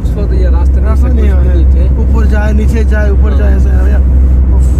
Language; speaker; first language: Hindi; non-native, learner; Bangla